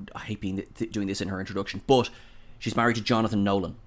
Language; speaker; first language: English; native; English